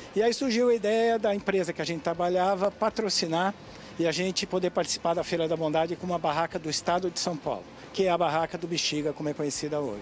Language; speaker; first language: Portuguese; native; Portuguese